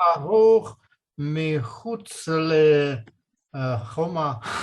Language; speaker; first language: Hebrew; non-native, learner; Russian